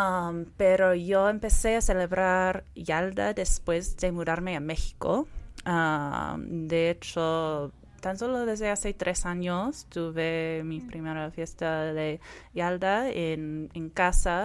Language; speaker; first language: Spanish; non-native, fluent; English